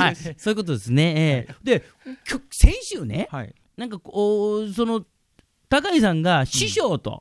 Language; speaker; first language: Japanese; native; Japanese